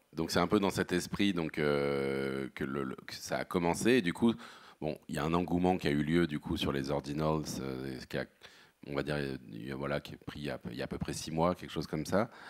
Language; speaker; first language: French; native; French